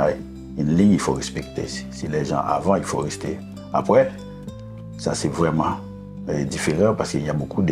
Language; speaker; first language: French; non-native, learner; Haitian Creole